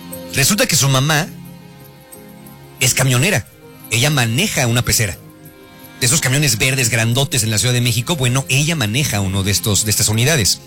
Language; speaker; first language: Spanish; native; Spanish